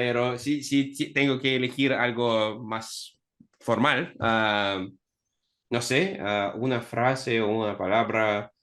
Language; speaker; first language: Spanish; non-native, fluent; Russian